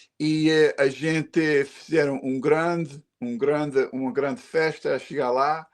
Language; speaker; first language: Portuguese; early bilingual, heritage; Portuguese